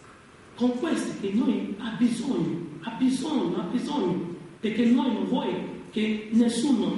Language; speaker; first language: Italian; non-native, learner; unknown